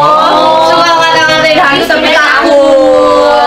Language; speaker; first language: Indonesian; native; Indonesian